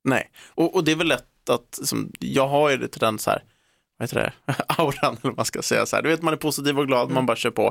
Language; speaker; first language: Swedish; native; Swedish